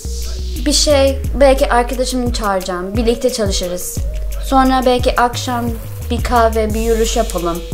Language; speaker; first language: Turkish; non-native, learner; English